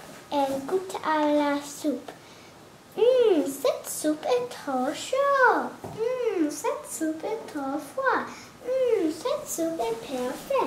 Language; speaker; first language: French; non-native, learner; English